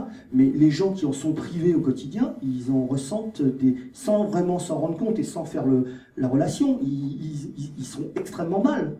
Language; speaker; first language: French; native; French